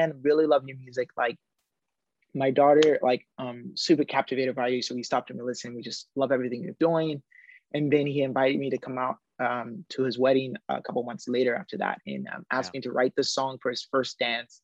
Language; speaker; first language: English; native; English